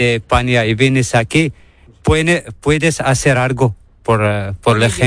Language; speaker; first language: Spanish; non-native, learner; Arabic